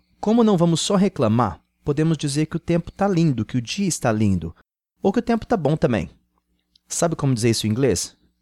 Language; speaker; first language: Portuguese; native; Portuguese